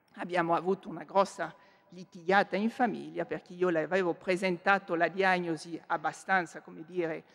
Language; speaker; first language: Italian; non-native, fluent; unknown